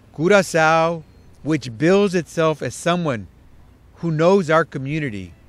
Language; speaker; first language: English; early bilingual, other home language; Spanish